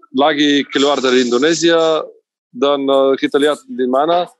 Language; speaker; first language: Indonesian; non-native, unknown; Macedonian